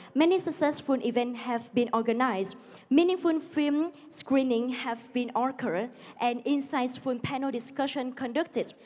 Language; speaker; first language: English; non-native, fluent; Vietnamese